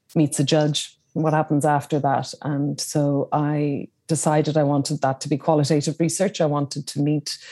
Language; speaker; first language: English; native; English